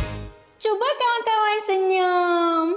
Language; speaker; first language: Malay; native; Malay